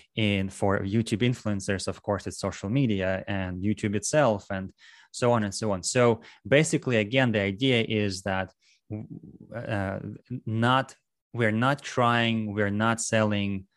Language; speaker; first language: English; non-native, fluent; Russian